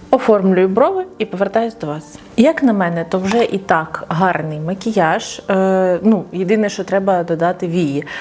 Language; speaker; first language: Ukrainian; non-native, local second language; Russian